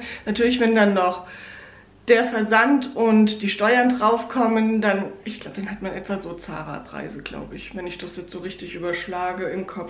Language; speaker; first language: German; native; German